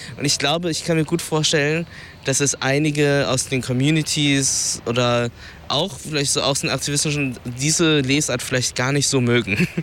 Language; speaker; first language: German; early bilingual, other home language; Vietnamese